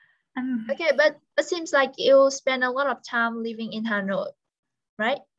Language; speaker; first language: English; non-native, fluent; Vietnamese